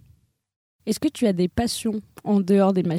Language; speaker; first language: French; native; French